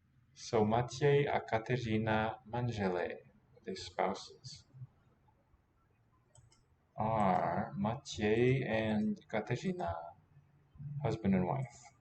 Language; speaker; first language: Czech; non-native, learner; English